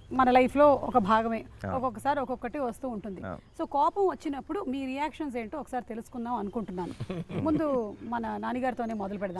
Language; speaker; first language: Telugu; native; Telugu